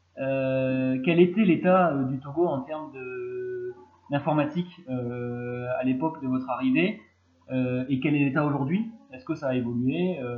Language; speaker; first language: French; native; French